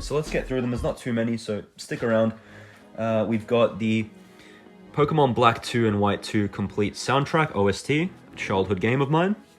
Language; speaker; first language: English; native; English